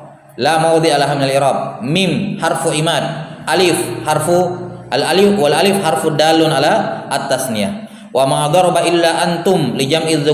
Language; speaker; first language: Arabic; non-native, fluent; Indonesian